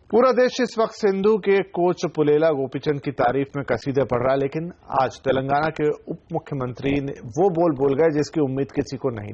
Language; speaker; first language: Hindi; native; Hindi